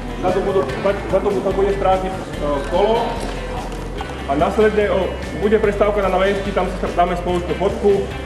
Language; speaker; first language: Slovak; native; Slovak